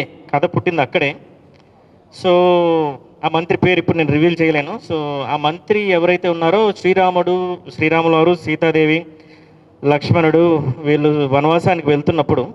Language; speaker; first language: Telugu; native; Telugu